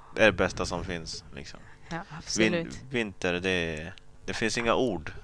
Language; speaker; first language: Swedish; early bilingual, other home language; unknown